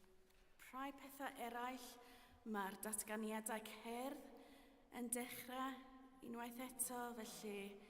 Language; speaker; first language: Welsh; native; Welsh